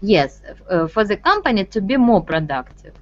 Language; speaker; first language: English; non-native, fluent; Russian